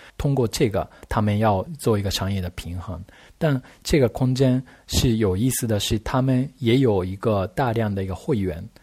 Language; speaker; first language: Chinese; non-native, fluent; Japanese